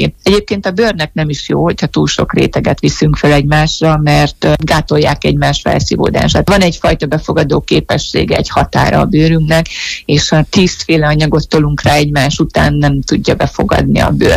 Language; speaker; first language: Hungarian; native; Hungarian